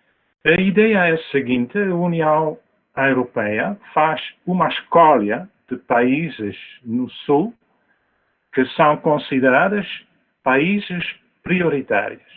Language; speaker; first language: Portuguese; non-native, fluent; Dutch